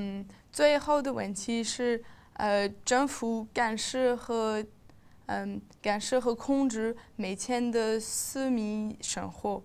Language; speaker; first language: Chinese; non-native, learner; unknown